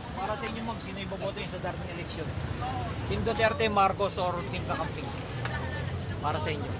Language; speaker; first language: Filipino; native; Filipino